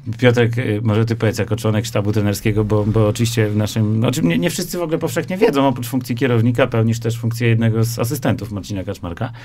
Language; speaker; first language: Polish; native; Polish